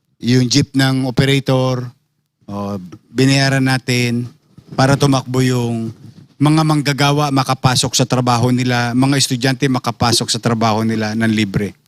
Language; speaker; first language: Filipino; native; Filipino